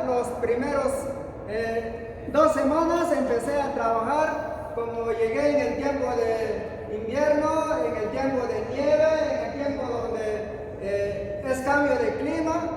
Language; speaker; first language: Spanish; non-native, local second language; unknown